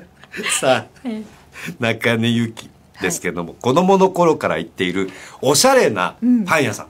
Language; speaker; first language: Japanese; native; Japanese